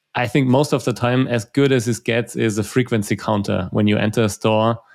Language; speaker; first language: English; non-native, fluent; German